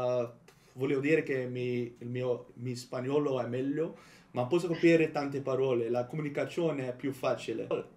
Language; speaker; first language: Italian; non-native, learner; Dutch